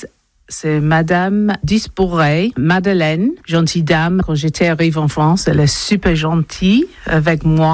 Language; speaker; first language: French; non-native, learner; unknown